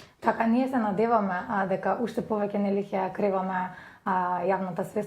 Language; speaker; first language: Macedonian; native; Macedonian